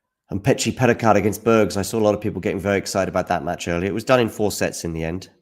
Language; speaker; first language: English; native; English